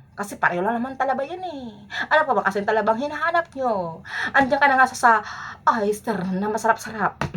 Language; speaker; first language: Filipino; native; Filipino